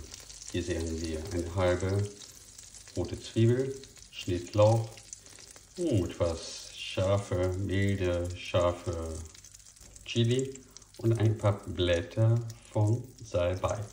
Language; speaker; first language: German; non-native, fluent; Portuguese